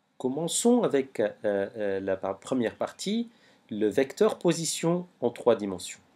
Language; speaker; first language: French; non-native, local second language; Arabic